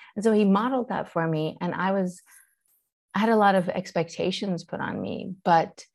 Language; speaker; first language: English; early bilingual, other home language; Persian